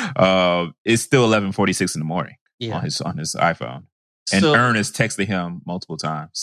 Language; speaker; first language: English; native; English